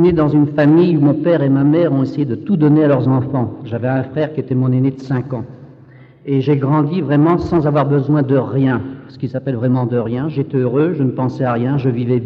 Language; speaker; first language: French; native; French